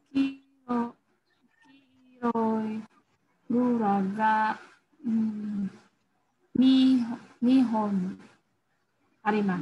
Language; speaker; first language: Japanese; non-native, learner; Filipino